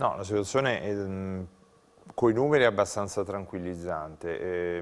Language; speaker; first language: Italian; native; Italian